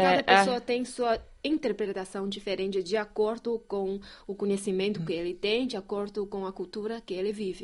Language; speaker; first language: Portuguese; non-native, fluent; Chinese